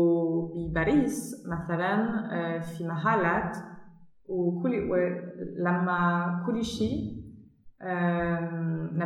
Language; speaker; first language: Arabic; non-native, learner; German